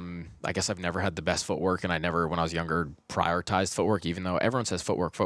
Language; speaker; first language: English; early bilingual, heritage; Persian